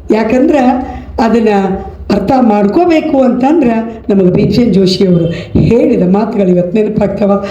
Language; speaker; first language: Kannada; non-native, local second language; Konkani